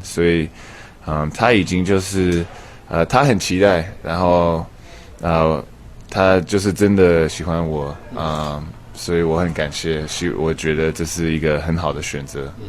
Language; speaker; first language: Chinese; early bilingual, heritage; English